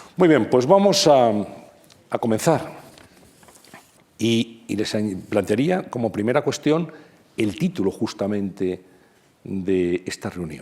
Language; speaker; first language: Spanish; native; Spanish